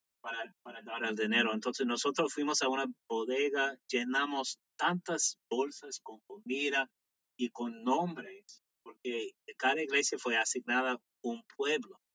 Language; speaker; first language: Spanish; non-native, fluent; English